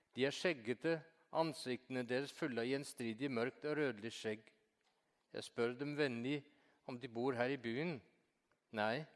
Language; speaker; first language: Norwegian; native; Norwegian